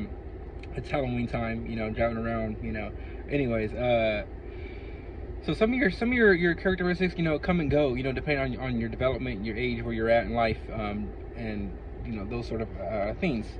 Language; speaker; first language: English; native; English